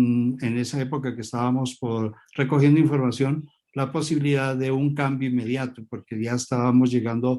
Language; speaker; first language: Spanish; native; Spanish